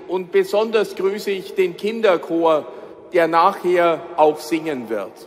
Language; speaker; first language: German; native; German